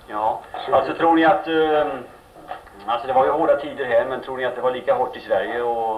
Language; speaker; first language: Swedish; native; Swedish